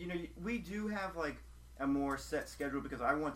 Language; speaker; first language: English; native; English